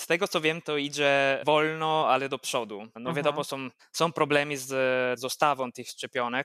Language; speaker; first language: Polish; non-native, fluent; Italian